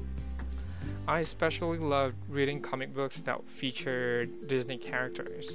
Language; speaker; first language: English; non-native, local second language; Pangasinan